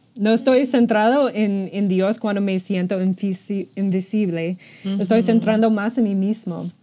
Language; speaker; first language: Spanish; non-native, fluent; English